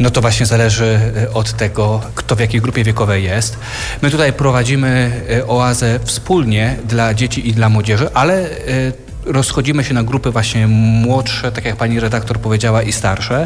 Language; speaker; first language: Polish; native; Polish